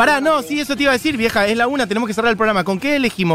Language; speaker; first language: Spanish; native; Spanish